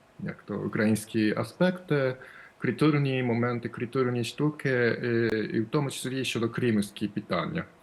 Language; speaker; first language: Ukrainian; non-native, fluent; Japanese